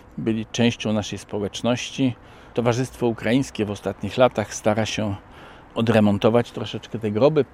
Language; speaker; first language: Polish; native; Polish